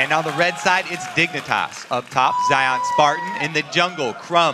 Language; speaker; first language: English; native; English